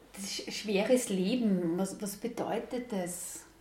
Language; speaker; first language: German; native; German